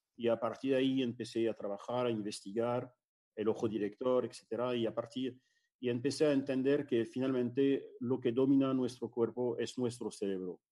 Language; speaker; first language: Spanish; non-native, fluent; French